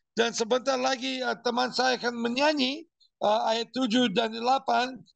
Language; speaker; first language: Indonesian; non-native, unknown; English